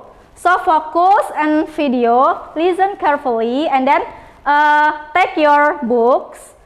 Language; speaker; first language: English; non-native, fluent; Indonesian